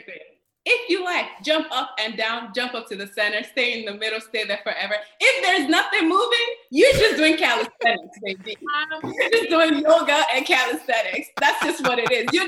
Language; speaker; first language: English; non-native, local second language; Yoruba